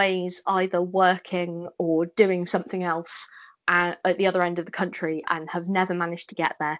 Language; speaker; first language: English; native; English